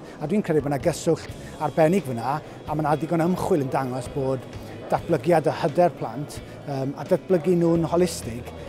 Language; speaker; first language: Welsh; native; Welsh